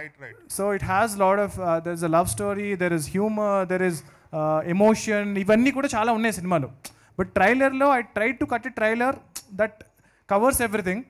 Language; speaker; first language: Telugu; native; Telugu